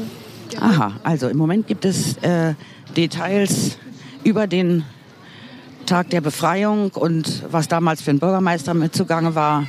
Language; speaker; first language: German; native; German